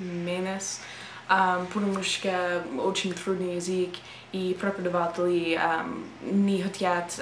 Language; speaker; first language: Russian; non-native, learner; English